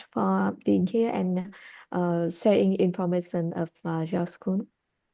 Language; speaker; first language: English; non-native, learner; Vietnamese